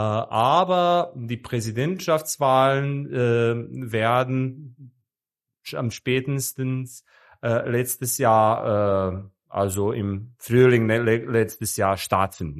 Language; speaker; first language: German; non-native, fluent; Serbian